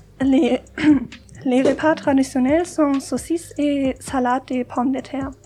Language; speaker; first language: French; non-native, learner; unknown